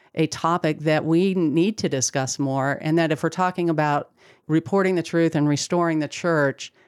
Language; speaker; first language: English; native; English